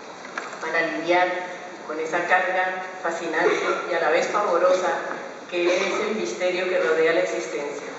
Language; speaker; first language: Spanish; native; Spanish